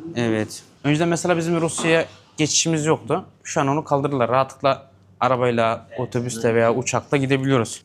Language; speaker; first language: Turkish; native; Turkish